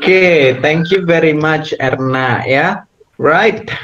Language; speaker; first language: English; non-native, fluent; Indonesian